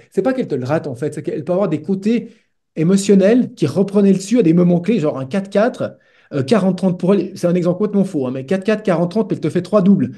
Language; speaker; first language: French; native; French